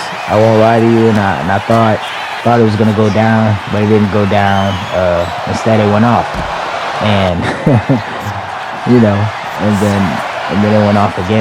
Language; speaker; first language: English; native; English